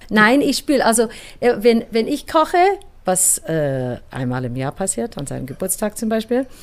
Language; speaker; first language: German; non-native, fluent; English